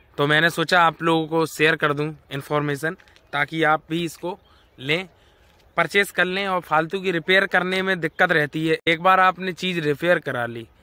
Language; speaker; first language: Hindi; native; Hindi